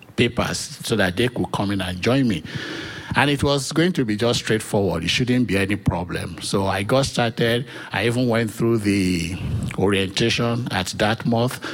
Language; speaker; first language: English; non-native, local second language; Yoruba